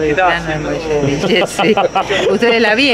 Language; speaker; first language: Spanish; early bilingual, other home language; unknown